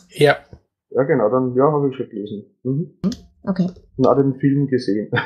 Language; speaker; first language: German; native; German